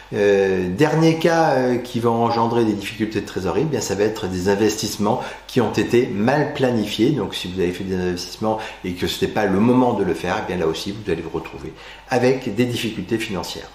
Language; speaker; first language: French; native; French